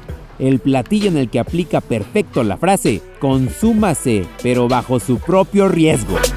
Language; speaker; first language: Spanish; native; Spanish